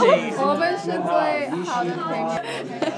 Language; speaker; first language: Chinese; non-native, learner; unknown